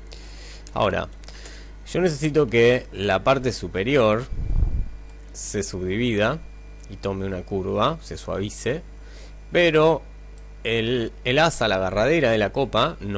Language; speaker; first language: Spanish; native; Spanish